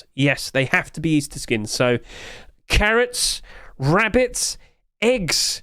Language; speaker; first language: English; native; English